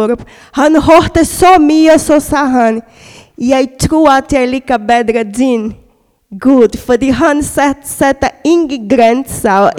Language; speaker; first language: Norwegian; non-native, learner; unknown